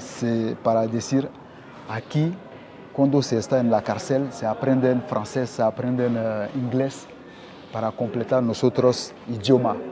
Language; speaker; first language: Spanish; non-native, learner; French